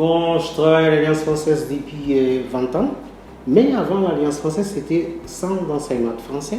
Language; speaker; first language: French; non-native, learner; Portuguese